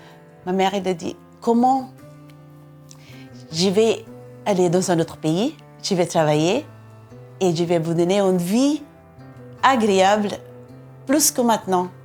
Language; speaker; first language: French; non-native, fluent; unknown